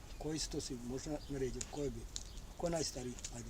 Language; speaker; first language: Bosnian; native; Bosnian